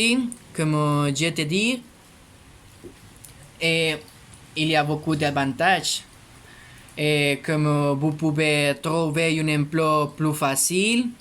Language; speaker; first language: French; non-native, learner; Spanish